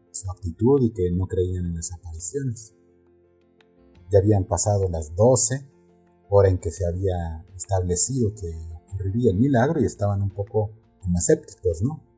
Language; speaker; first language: Spanish; native; Spanish